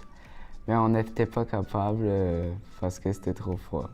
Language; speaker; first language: French; early bilingual, other home language; Portuguese